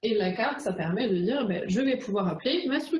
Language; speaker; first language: French; native; French